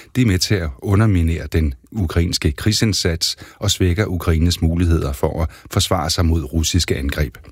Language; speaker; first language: Danish; native; Danish